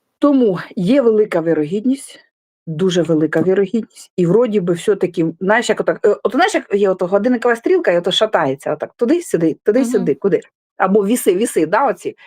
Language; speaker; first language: Ukrainian; non-native, local second language; Russian